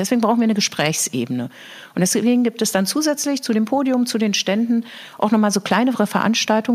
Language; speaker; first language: German; native; German